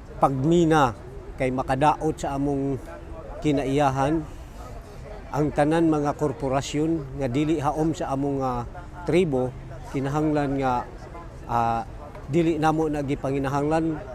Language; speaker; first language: Cebuano; non-native, local second language; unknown